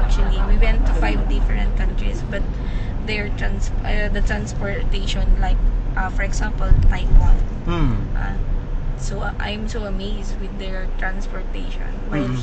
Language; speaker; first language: English; non-native, local second language; Filipino